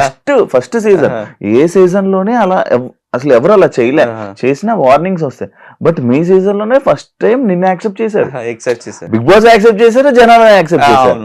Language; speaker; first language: Telugu; native; Telugu